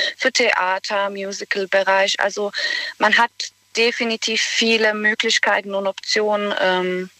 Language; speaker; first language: German; non-native, fluent; Bosnian